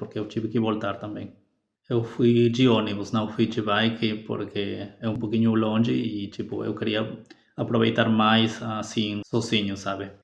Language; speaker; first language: Portuguese; non-native, fluent; Spanish